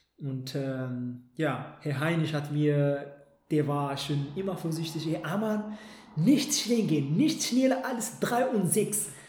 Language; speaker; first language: German; non-native, fluent; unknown